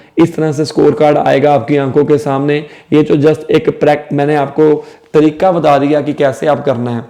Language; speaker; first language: Hindi; non-native, local second language; Punjabi